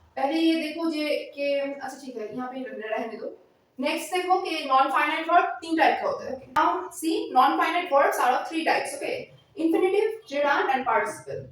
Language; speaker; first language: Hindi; non-native, local second language; Bangla